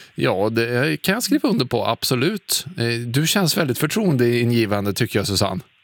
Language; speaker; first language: Swedish; native; Swedish